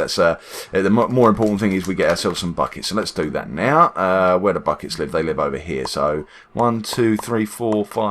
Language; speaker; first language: English; native; English